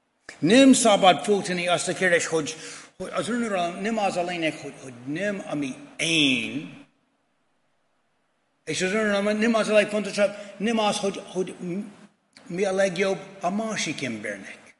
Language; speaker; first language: Hungarian; non-native, fluent; English